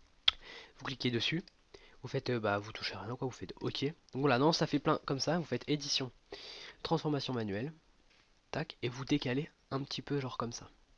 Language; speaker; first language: French; native; French